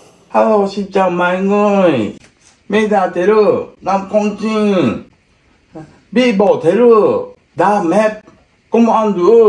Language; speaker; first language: Vietnamese; non-native, learner; Japanese